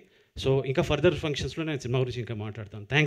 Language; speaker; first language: Telugu; native; Telugu